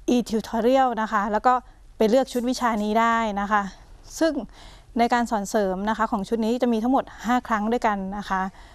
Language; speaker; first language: Thai; native; Thai